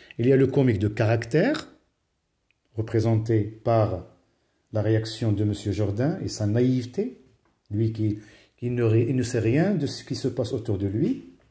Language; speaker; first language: French; non-native, local second language; Arabic